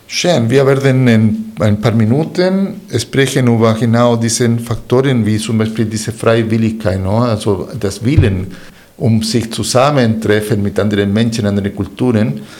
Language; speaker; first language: German; non-native, fluent; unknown